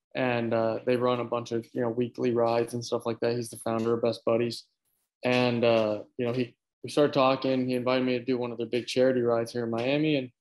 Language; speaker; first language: English; native; English